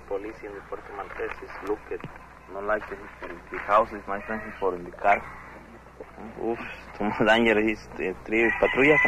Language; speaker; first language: English; non-native, learner; Spanish